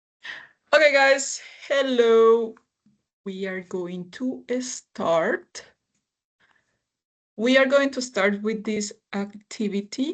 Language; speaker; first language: English; non-native, fluent; Spanish